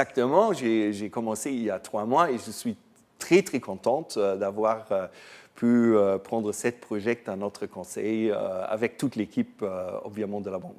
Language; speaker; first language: French; non-native, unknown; German